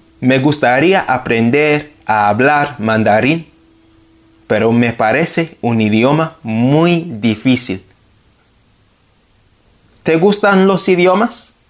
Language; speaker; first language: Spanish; non-native, fluent; English